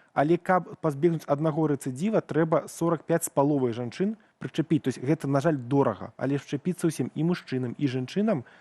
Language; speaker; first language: Belarusian; non-native, local second language; Russian